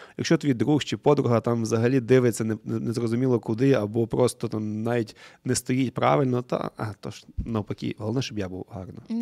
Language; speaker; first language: Ukrainian; native; Ukrainian